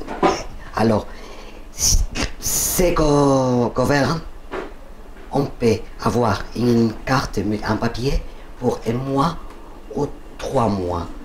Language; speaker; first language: French; non-native, learner; Spanish